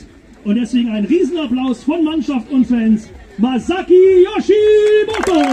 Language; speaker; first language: German; native; German